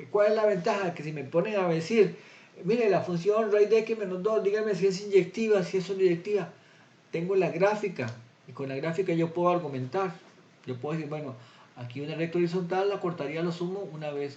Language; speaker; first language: Spanish; native; Spanish